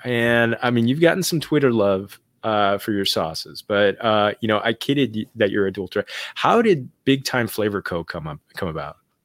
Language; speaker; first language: English; native; English